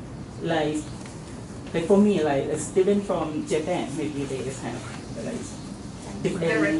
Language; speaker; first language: English; non-native, fluent; Thai